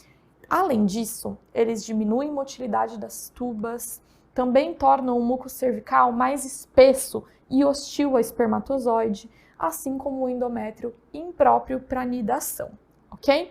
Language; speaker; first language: Portuguese; native; Portuguese